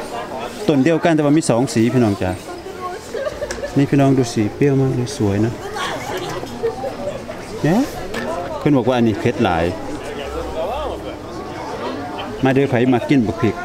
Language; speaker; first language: Dutch; non-native, learner; Thai